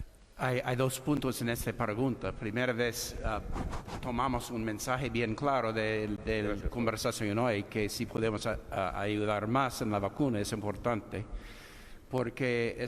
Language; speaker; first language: Spanish; non-native, fluent; English